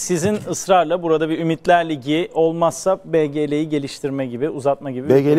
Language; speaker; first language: Turkish; native; Turkish